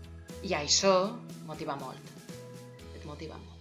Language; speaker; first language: Catalan; non-native, local second language; Spanish